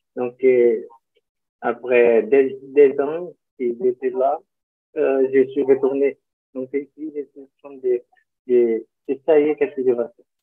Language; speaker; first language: French; non-native, learner; Portuguese